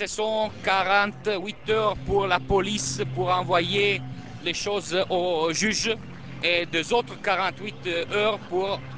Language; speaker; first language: French; non-native, learner; Italian